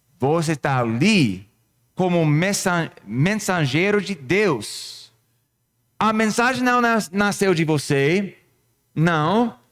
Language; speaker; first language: Portuguese; non-native, fluent; English